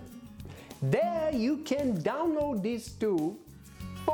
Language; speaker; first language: English; non-native, fluent; Bulgarian